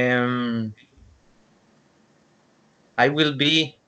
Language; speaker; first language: English; non-native, learner; Spanish